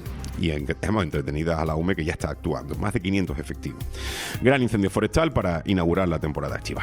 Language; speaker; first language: Spanish; native; Spanish